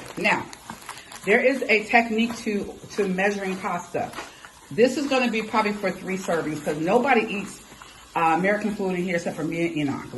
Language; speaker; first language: English; native; English